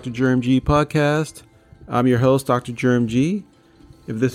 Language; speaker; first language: English; native; English